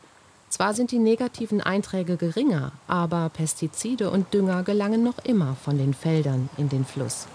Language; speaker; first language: German; native; German